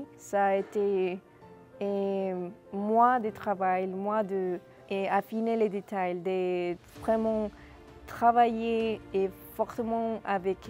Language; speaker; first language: French; non-native, fluent; Spanish